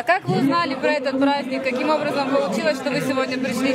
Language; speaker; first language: Russian; non-native, learner; Korean